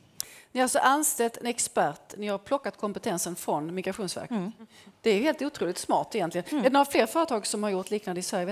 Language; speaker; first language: Swedish; native; Swedish